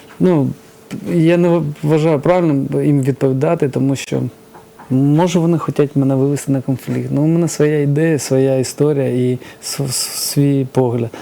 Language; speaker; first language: Ukrainian; early bilingual, other home language; Georgian